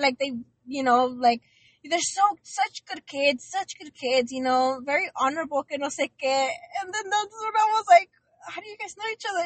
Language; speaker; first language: English; early bilingual, other home language; Spanish